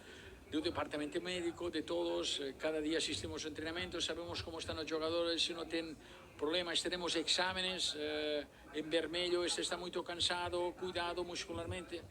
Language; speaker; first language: Portuguese; non-native, learner; Spanish